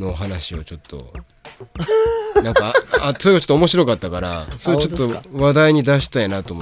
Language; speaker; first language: Japanese; native; Japanese